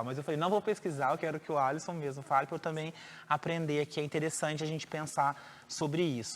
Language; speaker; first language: Portuguese; native; Portuguese